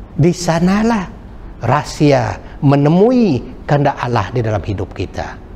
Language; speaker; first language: Malay; non-native, local second language; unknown